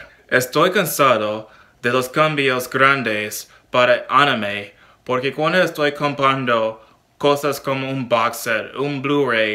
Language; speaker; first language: Spanish; non-native, learner; English